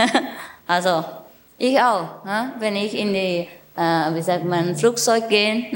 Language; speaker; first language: German; non-native, learner; Vietnamese